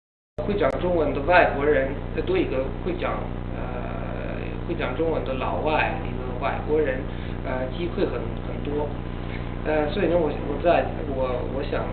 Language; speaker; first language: Chinese; non-native, learner; Italian